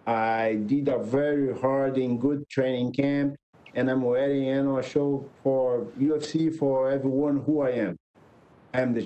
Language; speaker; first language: English; non-native, learner; Portuguese